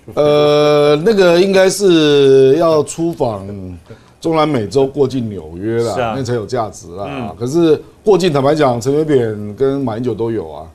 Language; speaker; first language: Chinese; native; Chinese